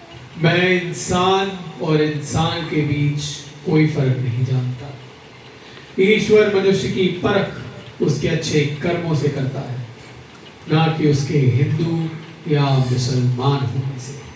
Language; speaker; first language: Hindi; native; Hindi